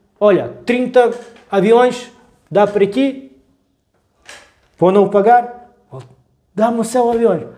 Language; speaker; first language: Portuguese; non-native, learner; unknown